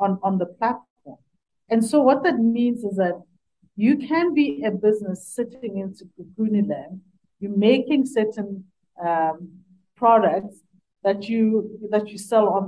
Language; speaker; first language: English; non-native, local second language; Northern Sotho